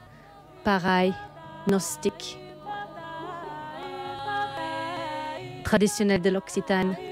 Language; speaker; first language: French; native; French